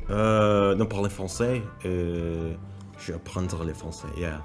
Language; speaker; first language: French; non-native, learner; Indonesian